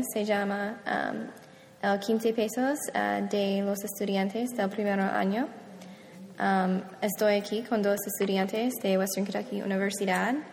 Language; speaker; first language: Spanish; non-native, learner; English